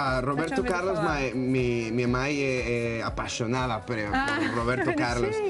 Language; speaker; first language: Portuguese; non-native, learner; Spanish